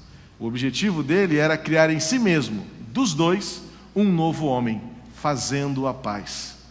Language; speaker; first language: Portuguese; native; Portuguese